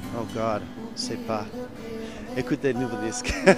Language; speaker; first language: French; non-native, learner; English